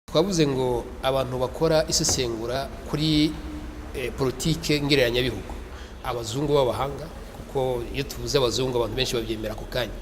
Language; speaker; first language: Kinyarwanda; native; Kinyarwanda